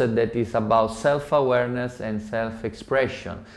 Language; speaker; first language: English; non-native, learner; Italian